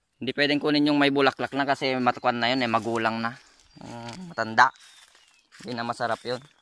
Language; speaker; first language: Filipino; non-native, local second language; Iloko